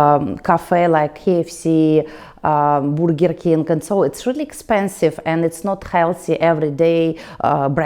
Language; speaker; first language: English; non-native, learner; Russian